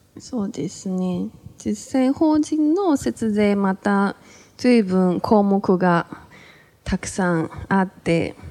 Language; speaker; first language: Japanese; native; Japanese